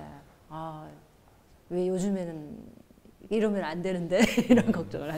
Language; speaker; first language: Korean; native; Korean